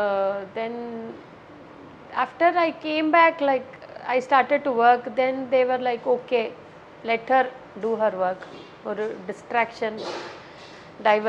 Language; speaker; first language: Telugu; non-native, fluent; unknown